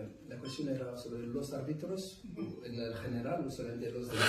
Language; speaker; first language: Spanish; non-native, fluent; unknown